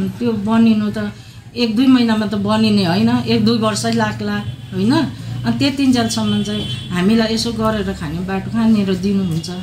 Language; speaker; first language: Nepali; native; Nepali